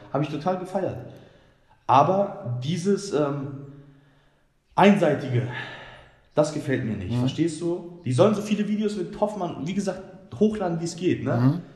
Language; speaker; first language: German; early bilingual, other home language; Bosnian